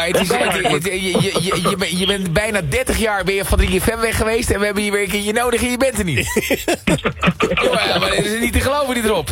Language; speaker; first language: Dutch; native; Dutch